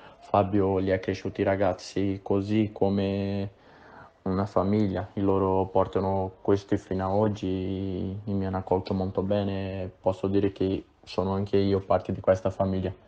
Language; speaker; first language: Italian; non-native, fluent; Portuguese